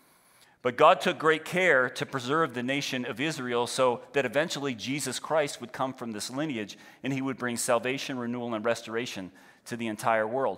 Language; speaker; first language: English; native; English